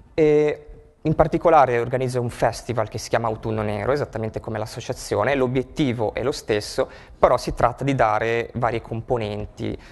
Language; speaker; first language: Italian; native; Italian